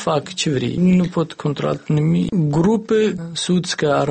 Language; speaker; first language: Romanian; non-native, learner; Arabic